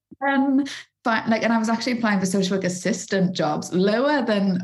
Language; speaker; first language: English; native; English